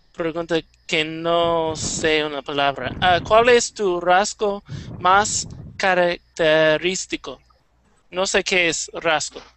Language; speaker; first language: Spanish; non-native, learner; English